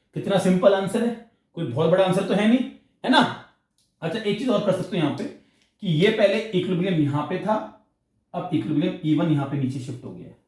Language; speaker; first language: Hindi; native; Hindi